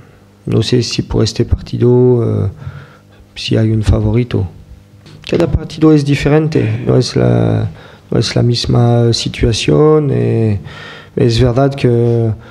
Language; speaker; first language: Spanish; non-native, fluent; French